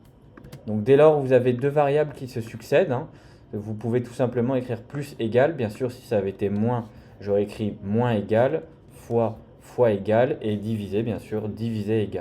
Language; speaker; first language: French; native; French